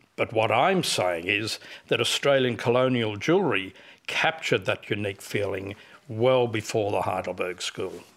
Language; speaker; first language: English; native; English